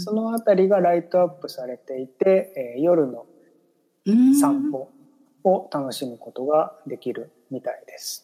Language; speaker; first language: Japanese; native; Japanese